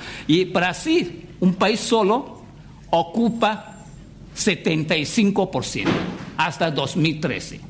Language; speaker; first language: Spanish; non-native, fluent; Chinese